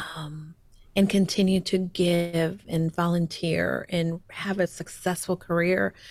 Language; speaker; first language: English; early bilingual, heritage; Spanish